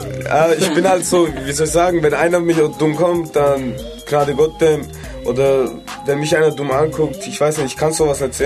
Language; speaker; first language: German; native; German